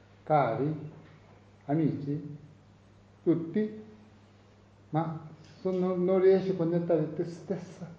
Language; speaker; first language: Italian; non-native, learner; Tibetan